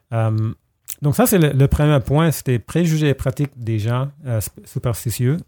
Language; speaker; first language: French; non-native, fluent; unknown